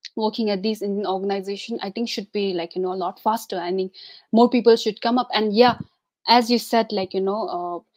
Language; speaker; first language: English; non-native, local second language; Tibetan